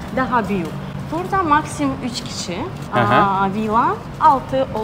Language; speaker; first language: Turkish; non-native, learner; Russian